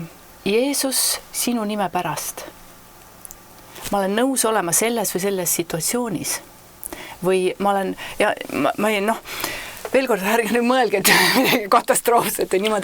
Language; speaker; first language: Estonian; native; Estonian